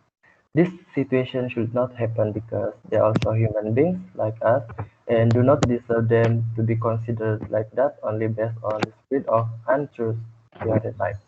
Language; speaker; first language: English; non-native, local second language; Malay